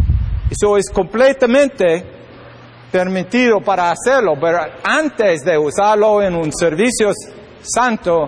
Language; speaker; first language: Spanish; non-native, learner; English